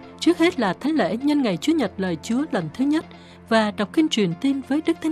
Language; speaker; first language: Vietnamese; native; Vietnamese